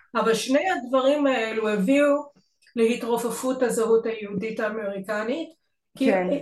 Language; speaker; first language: Hebrew; non-native, fluent; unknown